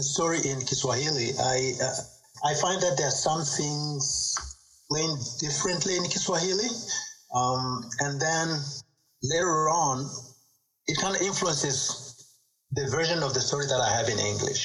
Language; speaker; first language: English; non-native, local second language; Swahili